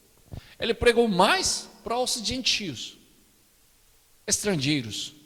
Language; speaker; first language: Portuguese; non-native, learner; Korean